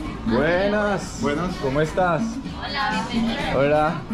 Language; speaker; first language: Spanish; non-native, learner; French